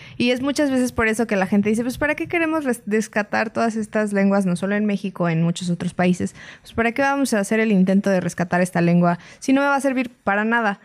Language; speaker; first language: Spanish; native; Spanish